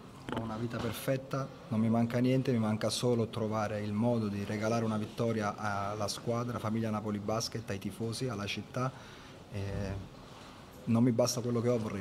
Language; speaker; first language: Italian; native; Italian